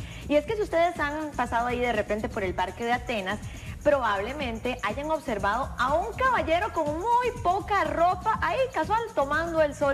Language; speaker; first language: Spanish; native; Spanish